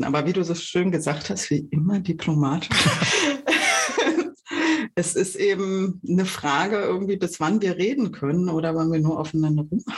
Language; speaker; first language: German; native; German